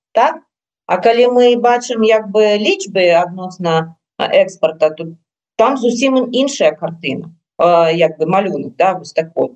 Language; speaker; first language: Belarusian; non-native, local second language; Russian